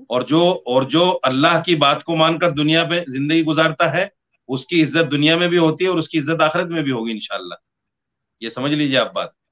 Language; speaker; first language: Hindi; native; Hindi